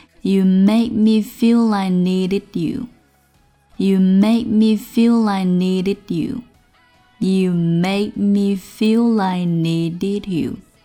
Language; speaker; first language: English; non-native, fluent; Chinese